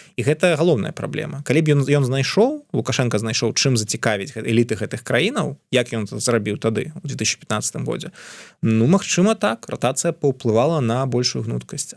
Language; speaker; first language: Belarusian; non-native, local second language; Russian